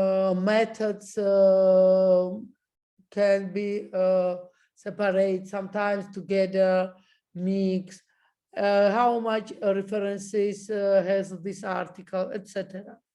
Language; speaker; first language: English; non-native, learner; Georgian